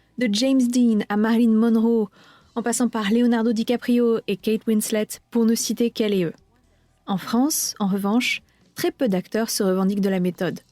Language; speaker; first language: French; native; French